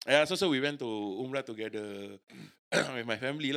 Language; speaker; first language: English; non-native, local second language; Malay